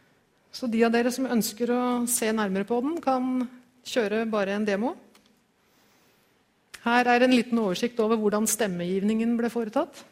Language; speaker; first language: Norwegian; native; Norwegian